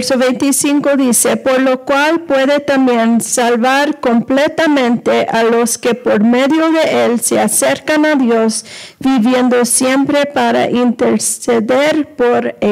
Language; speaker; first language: Spanish; early bilingual, heritage; Spanish